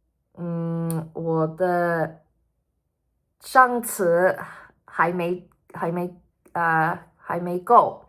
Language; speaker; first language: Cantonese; early bilingual, heritage; Cantonese